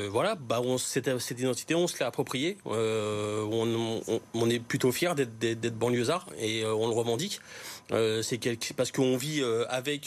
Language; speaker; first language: French; native; French